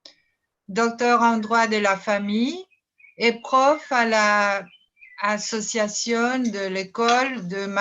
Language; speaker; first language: French; non-native, fluent; Portuguese